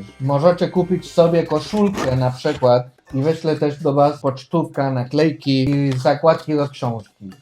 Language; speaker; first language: Polish; non-native, fluent; Spanish